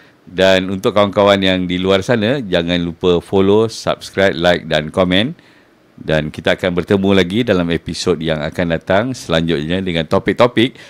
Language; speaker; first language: Malay; native; Malay